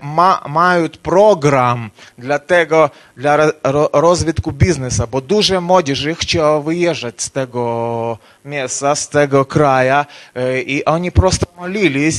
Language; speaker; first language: Polish; non-native, learner; Ukrainian